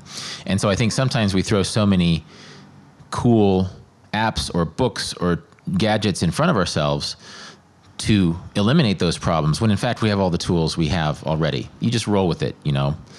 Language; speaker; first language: English; native; English